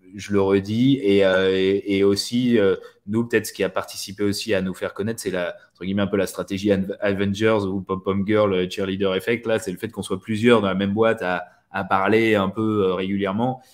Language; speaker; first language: French; native; French